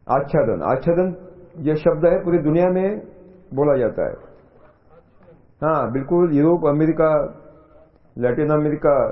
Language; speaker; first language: Hindi; non-native, local second language; Marathi